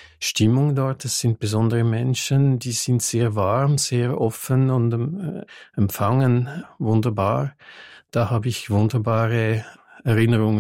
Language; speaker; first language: German; non-native, fluent; French